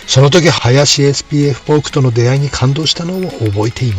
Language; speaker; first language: Japanese; native; Japanese